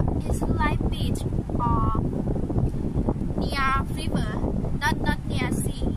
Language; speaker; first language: English; non-native, learner; Thai